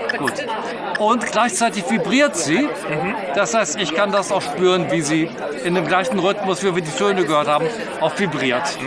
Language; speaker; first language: German; native; German